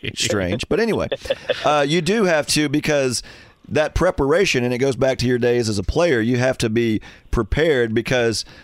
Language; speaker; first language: English; native; English